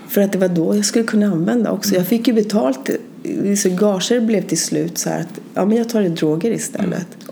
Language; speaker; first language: Swedish; early bilingual, other home language; Spanish